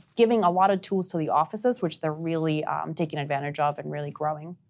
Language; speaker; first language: English; non-native, fluent; Spanish